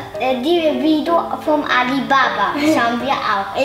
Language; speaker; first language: German; early bilingual, other home language; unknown